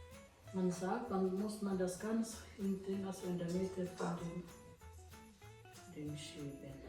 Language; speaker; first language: German; non-native, learner; Waray